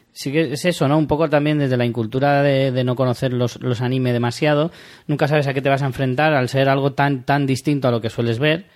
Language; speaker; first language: Spanish; native; Spanish